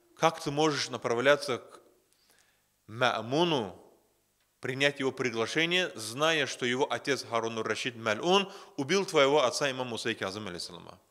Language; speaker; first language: Russian; non-native, local second language; Azerbaijani